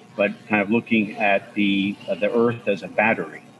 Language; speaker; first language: English; native; English